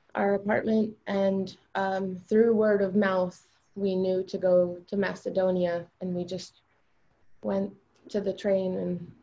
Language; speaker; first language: English; early bilingual, other home language; Albanian